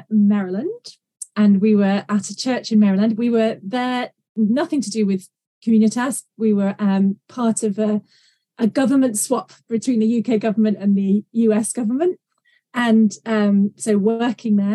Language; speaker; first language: English; native; English